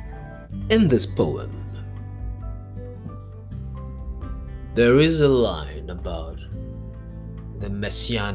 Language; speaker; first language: English; non-native, local second language; Esan